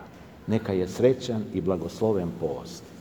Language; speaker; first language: Serbian; native; Serbian